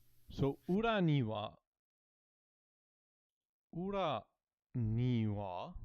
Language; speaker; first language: Japanese; non-native, learner; English